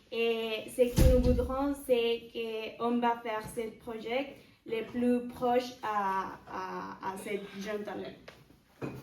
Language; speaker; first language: French; non-native, learner; Spanish